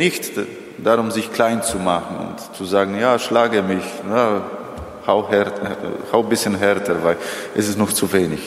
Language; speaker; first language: German; non-native, fluent; Polish